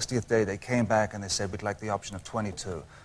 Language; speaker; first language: English; native; English